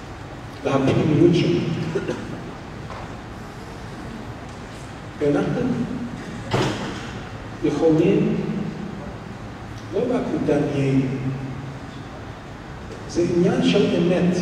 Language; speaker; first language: Hebrew; non-native, fluent; English